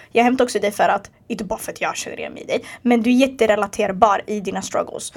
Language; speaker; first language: Swedish; early bilingual, other home language; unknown